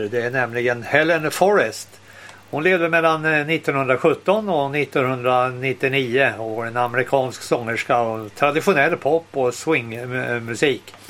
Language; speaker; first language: Swedish; native; Swedish